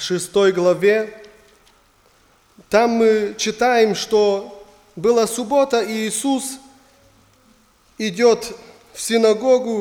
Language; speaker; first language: Russian; non-native, learner; German